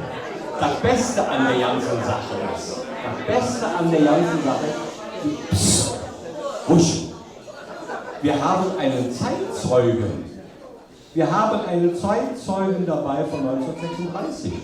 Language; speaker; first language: German; native; German